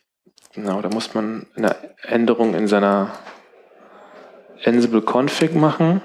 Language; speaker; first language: German; native; German